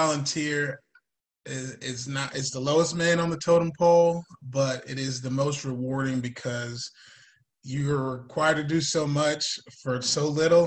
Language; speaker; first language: English; native; English